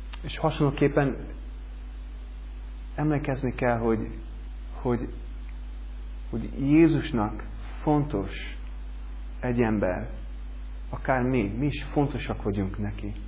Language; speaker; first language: Hungarian; non-native, learner; English